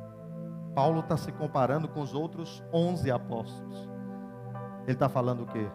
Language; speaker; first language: Portuguese; native; Portuguese